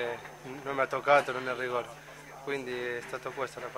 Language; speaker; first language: Italian; non-native, fluent; Spanish